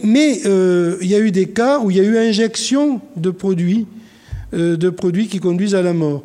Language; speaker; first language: French; native; French